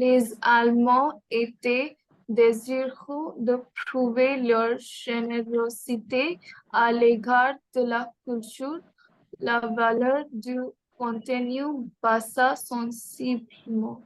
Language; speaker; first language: French; non-native, learner; Bangla